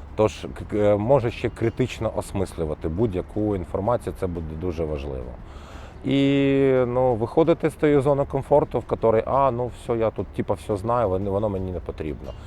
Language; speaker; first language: Ukrainian; non-native, local second language; Russian